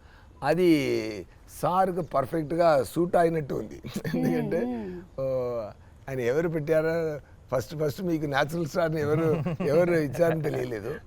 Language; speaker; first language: Telugu; non-native, fluent; Tamil